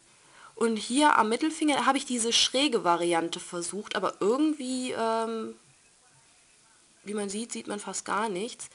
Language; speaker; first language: German; native; German